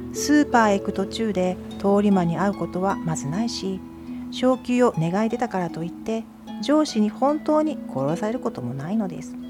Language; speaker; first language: Japanese; native; Japanese